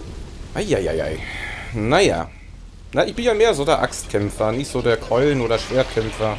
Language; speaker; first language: German; native; German